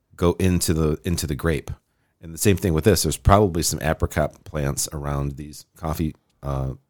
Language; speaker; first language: English; native; English